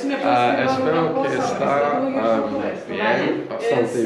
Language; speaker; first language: Spanish; non-native, learner; English